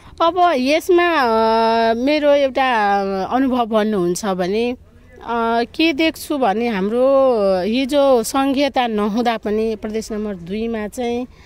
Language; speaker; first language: Nepali; non-native, local second language; Maithili